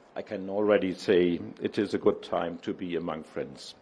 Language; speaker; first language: English; non-native, fluent; German